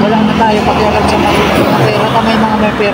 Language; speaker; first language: Filipino; non-native, local second language; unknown